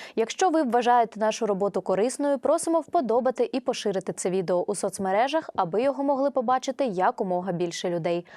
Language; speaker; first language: Ukrainian; native; Ukrainian